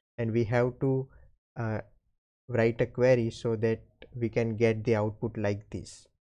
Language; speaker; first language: English; non-native, local second language; Gujarati